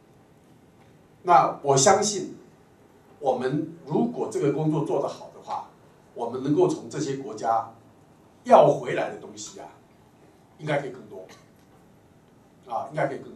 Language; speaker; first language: Chinese; native; Chinese